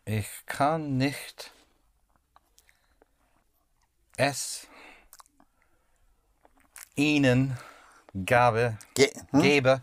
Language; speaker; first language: German; non-native, learner; English